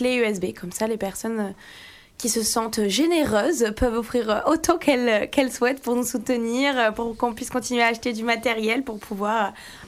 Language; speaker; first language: French; native; French